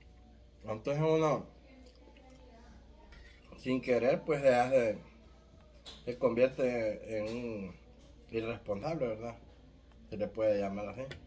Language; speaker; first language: Spanish; native; Spanish